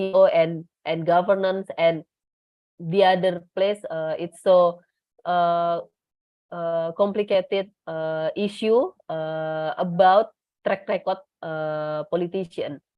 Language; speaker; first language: English; non-native, learner; Indonesian